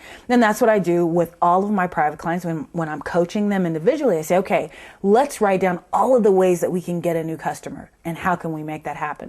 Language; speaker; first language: English; native; English